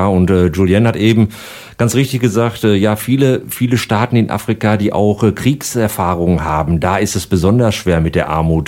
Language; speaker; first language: German; native; German